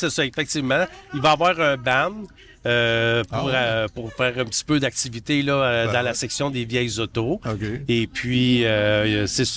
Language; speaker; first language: French; native; French